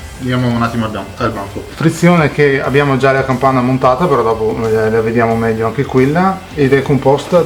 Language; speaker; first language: Italian; native; Italian